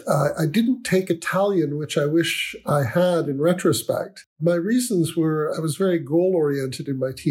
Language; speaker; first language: English; native; English